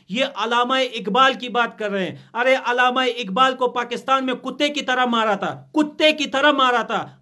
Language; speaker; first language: Urdu; non-native, fluent; Pashto